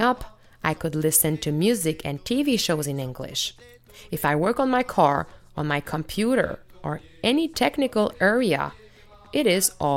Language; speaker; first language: English; non-native, fluent; French